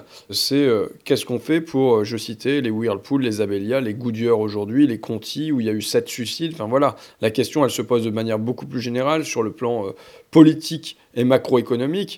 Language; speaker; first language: French; native; French